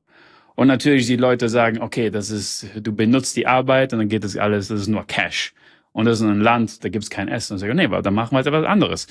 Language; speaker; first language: German; early bilingual, heritage; German